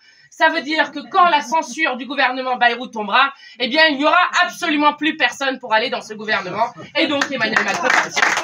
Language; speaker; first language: French; native; French